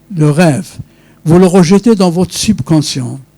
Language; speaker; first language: French; non-native, local second language; Arabic